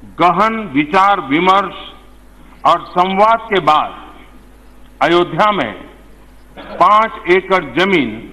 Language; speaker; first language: Hindi; native; Hindi